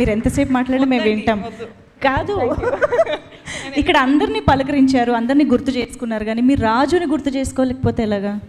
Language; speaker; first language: Telugu; native; Telugu